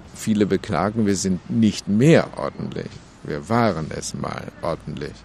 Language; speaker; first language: German; non-native, fluent; Chinese